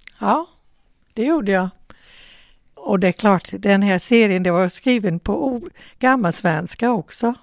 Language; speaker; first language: Swedish; non-native, fluent; English